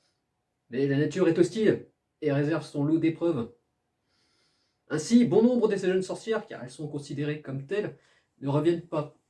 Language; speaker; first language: French; native; French